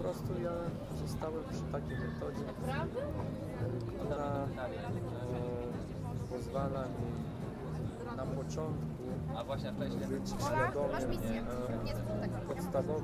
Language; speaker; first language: Polish; non-native, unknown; Italian